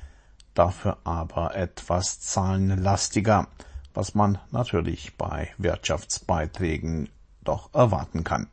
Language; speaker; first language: German; native; German